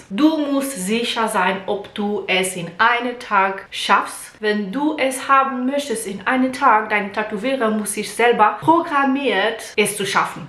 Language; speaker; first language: German; non-native, learner; Portuguese